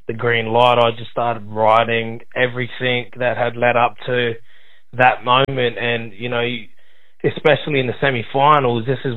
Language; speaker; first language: English; native; English